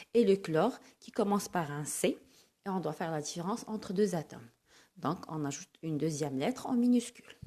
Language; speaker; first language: French; non-native, local second language; Arabic